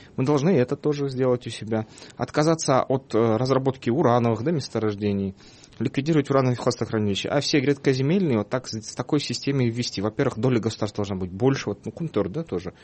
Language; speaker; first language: Russian; non-native, local second language; Kyrgyz